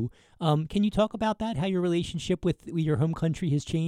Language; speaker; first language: English; native; English